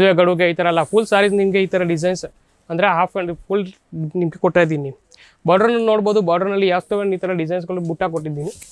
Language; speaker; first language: Kannada; non-native, learner; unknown